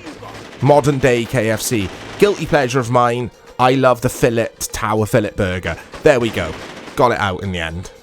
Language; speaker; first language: English; native; English